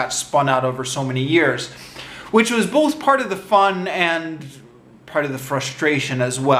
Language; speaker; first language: English; native; English